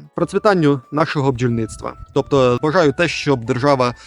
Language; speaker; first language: Ukrainian; non-native, local second language; Russian